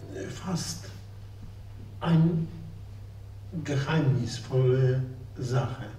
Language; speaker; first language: German; non-native, fluent; Polish